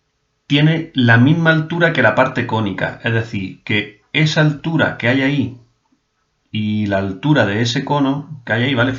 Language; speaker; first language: Spanish; native; Spanish